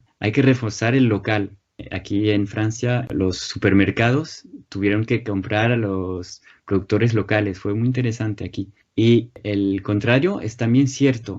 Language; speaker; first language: Spanish; non-native, fluent; French